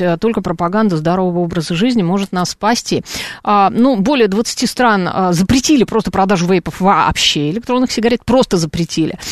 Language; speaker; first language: Russian; native; Russian